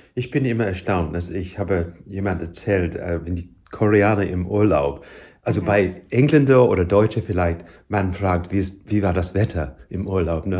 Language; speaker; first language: German; non-native, learner; English